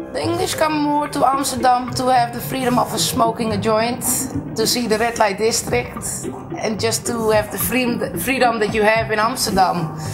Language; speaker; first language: English; native; English